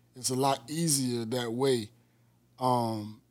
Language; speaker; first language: English; native; English